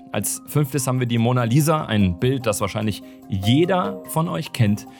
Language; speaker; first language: German; native; German